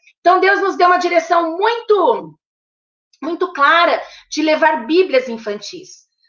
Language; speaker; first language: Portuguese; native; Portuguese